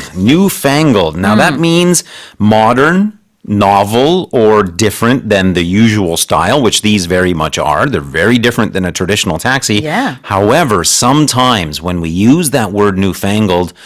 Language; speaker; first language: English; native; English